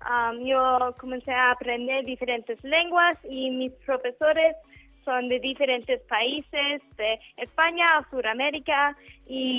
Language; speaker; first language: Spanish; non-native, learner; English